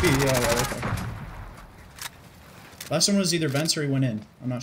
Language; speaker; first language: English; native; English